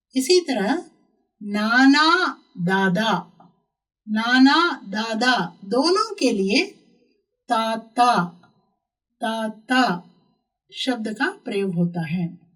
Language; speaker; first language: Hindi; non-native, local second language; Tamil